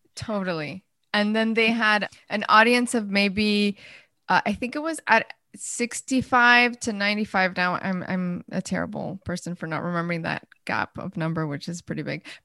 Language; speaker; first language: English; early bilingual, other home language; Spanish